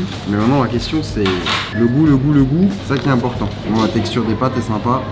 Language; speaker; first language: French; native; French